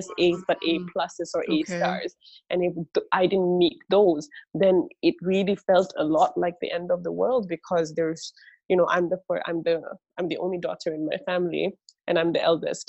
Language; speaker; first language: English; early bilingual, other home language; Bangla